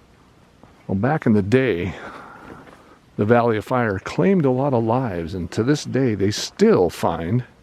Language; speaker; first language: English; native; English